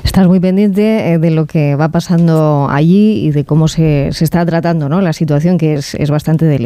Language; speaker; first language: Spanish; native; Spanish